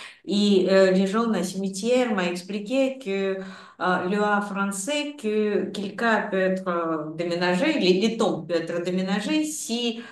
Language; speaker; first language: French; non-native, fluent; Russian